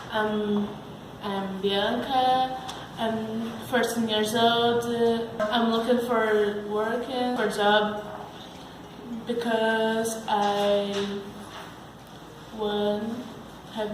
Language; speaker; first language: English; non-native, learner; Portuguese